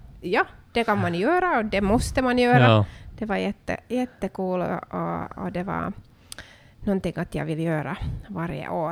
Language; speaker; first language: Swedish; non-native, local second language; Finnish